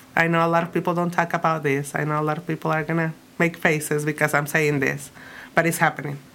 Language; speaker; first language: English; early bilingual, other home language; Spanish